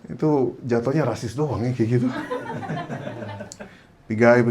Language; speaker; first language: Indonesian; native; Indonesian